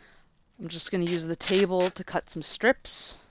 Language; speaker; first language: English; native; English